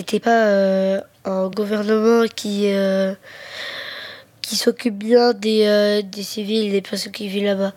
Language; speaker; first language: French; early bilingual, other home language; Arabic